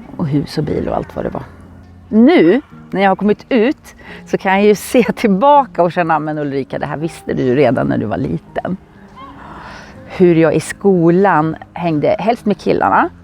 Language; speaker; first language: Swedish; native; Swedish